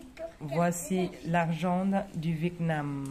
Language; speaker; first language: French; non-native, fluent; Vietnamese